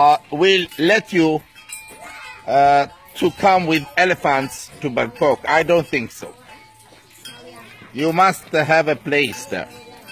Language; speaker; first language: English; non-native, learner; Hebrew